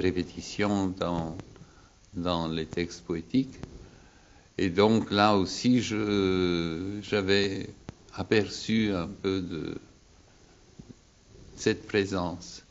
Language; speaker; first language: French; non-native, fluent; Bulgarian